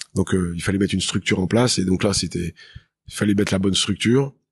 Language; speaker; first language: French; native; French